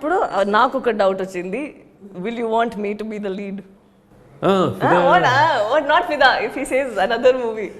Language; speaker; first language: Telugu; non-native, learner; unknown